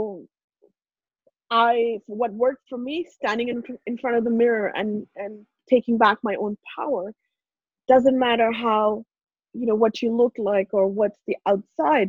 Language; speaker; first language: English; non-native, local second language; Punjabi